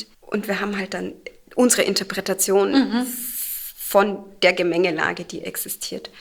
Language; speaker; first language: German; native; German